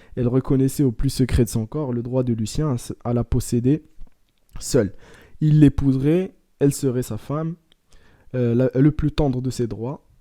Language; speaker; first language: French; non-native, local second language; Arabic